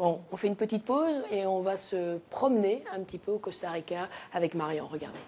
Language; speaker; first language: French; native; French